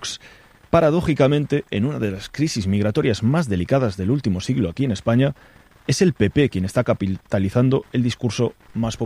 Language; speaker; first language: Spanish; native; Spanish